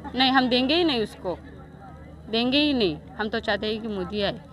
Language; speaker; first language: Hindi; non-native, local second language; Kannada